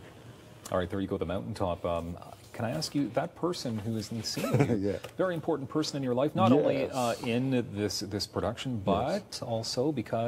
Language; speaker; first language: English; native; English